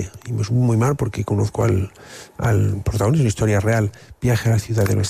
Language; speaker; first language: Spanish; non-native, local second language; Catalan